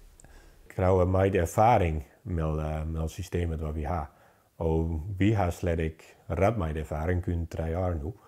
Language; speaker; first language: Danish; non-native, fluent; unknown